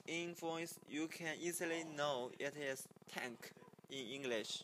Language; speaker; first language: English; non-native, learner; Chinese